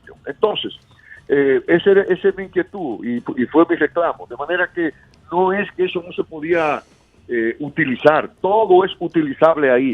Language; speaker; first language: Spanish; native; Spanish